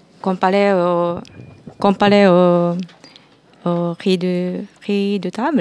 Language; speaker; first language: French; non-native, fluent; Japanese